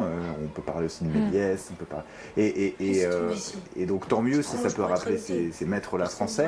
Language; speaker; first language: French; native; French